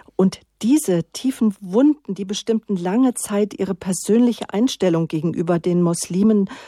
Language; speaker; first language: German; native; German